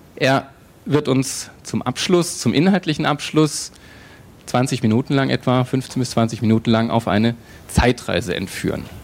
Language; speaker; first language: German; native; German